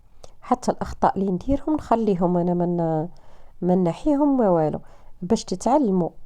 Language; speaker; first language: Arabic; native; Arabic